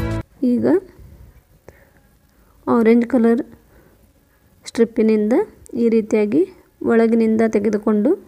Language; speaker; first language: Kannada; native; Kannada